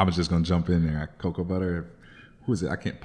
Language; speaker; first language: English; native; English